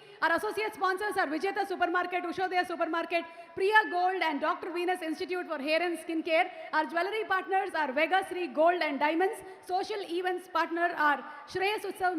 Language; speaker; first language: English; non-native, local second language; Telugu